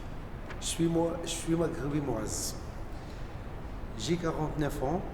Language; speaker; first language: French; non-native, learner; Arabic